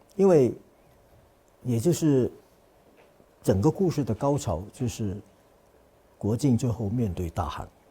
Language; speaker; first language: Chinese; non-native, fluent; Cantonese